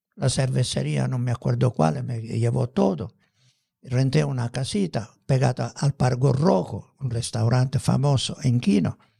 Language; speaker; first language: Spanish; non-native, fluent; Italian